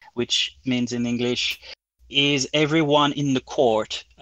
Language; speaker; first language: English; non-native, fluent; French